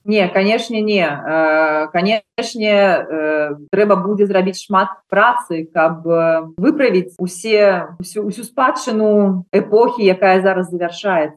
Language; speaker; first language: Belarusian; non-native, local second language; Russian